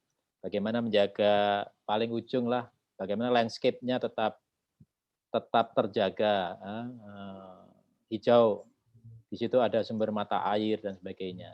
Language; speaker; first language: Indonesian; native; Indonesian